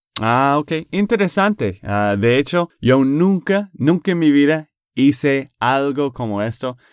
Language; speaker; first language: Spanish; non-native, fluent; English